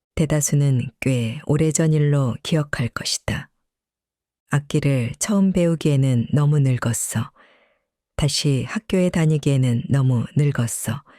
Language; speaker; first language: Korean; native; Korean